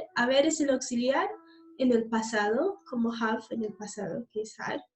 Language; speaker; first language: Spanish; non-native, fluent; English